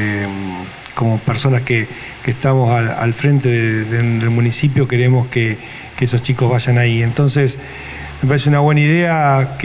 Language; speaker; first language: Spanish; native; Spanish